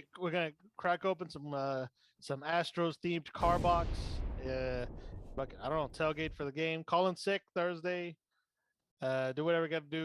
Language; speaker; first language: English; native; English